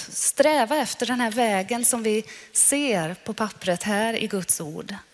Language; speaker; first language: Swedish; non-native, fluent; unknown